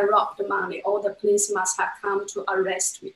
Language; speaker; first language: English; non-native, fluent; Chinese